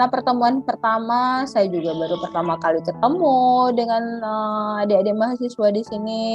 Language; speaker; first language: Indonesian; native; Indonesian